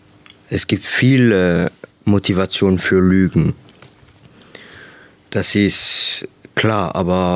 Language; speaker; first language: German; non-native, local second language; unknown